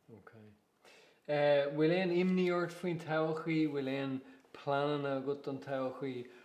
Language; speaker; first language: Irish; native; Irish